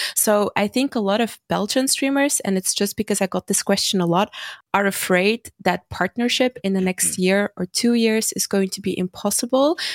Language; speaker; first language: English; non-native, fluent; Dutch